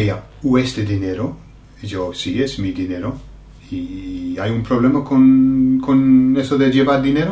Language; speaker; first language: Spanish; non-native, fluent; English